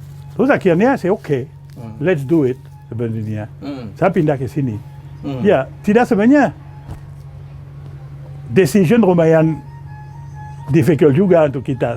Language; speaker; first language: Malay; non-native, fluent; French